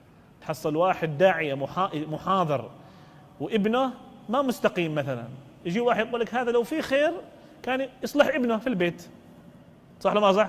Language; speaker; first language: Arabic; native; Arabic